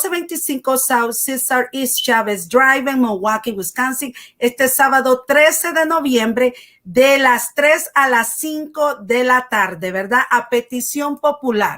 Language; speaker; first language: Spanish; native; Spanish